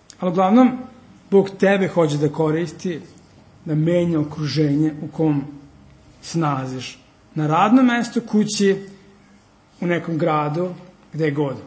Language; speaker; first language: Serbian; early bilingual, heritage; Serbian